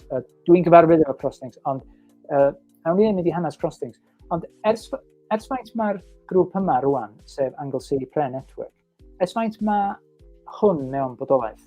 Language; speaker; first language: Welsh; native; Welsh